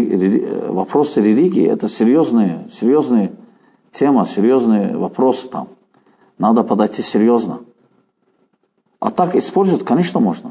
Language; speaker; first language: Russian; non-native, fluent; Azerbaijani